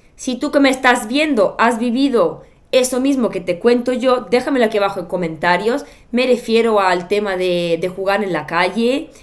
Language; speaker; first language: Spanish; non-native, fluent; Bulgarian